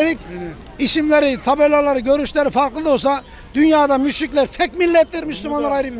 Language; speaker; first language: Turkish; native; Turkish